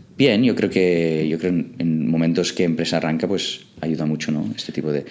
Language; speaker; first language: Spanish; non-native, fluent; English